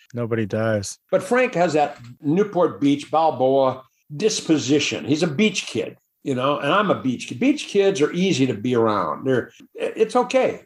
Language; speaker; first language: English; native; English